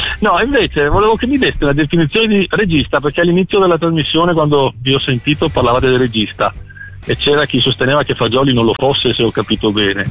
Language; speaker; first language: Italian; native; Italian